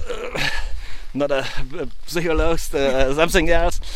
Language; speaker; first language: English; non-native, learner; German